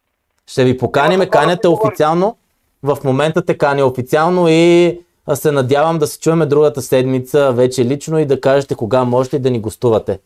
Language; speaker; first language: Bulgarian; native; Bulgarian